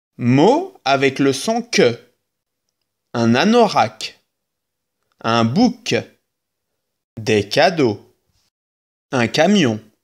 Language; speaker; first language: French; native; French